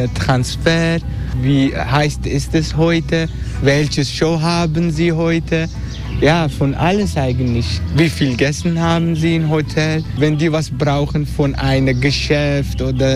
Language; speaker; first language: German; non-native, learner; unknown